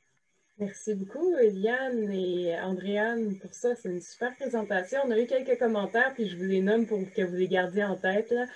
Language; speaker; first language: French; native; French